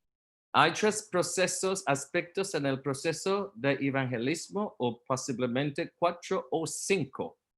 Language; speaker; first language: Spanish; non-native, learner; Portuguese